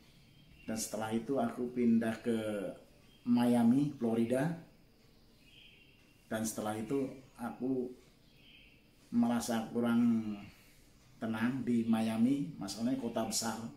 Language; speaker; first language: Indonesian; non-native, local second language; Javanese